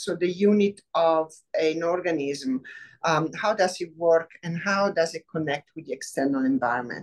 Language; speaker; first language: English; non-native, fluent; Italian